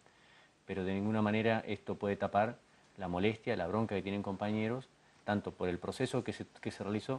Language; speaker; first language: Spanish; native; Spanish